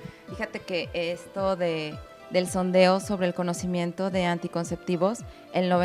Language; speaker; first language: Spanish; native; Spanish